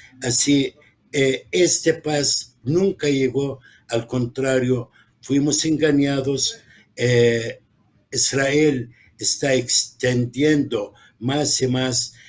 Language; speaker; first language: Spanish; non-native, fluent; Arabic